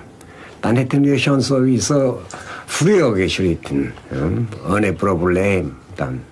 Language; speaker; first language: German; non-native, fluent; Korean